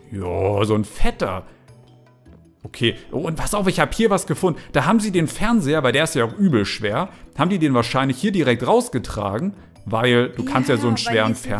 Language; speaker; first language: German; native; German